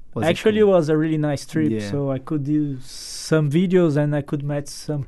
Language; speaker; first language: English; non-native, fluent; Portuguese